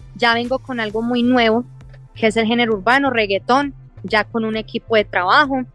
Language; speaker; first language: Spanish; early bilingual, heritage; English